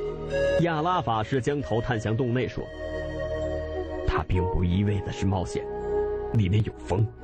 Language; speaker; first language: Chinese; native; Chinese